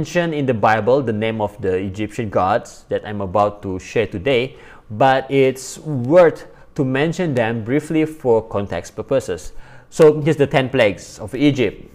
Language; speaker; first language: English; non-native, local second language; Malay